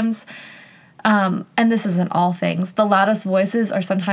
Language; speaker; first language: English; native; English